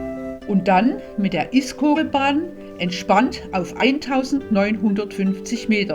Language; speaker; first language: German; native; German